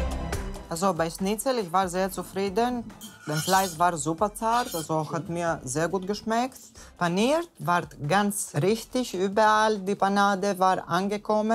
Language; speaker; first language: German; non-native, fluent; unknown